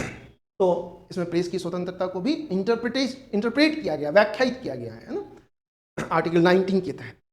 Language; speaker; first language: Hindi; native; Hindi